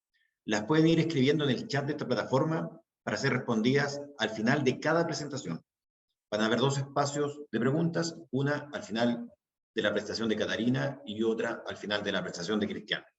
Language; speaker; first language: Spanish; native; Spanish